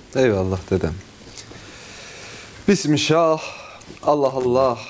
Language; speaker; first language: Turkish; native; Turkish